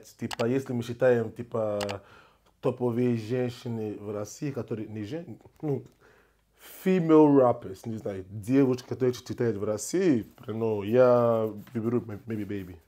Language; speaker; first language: Russian; non-native, learner; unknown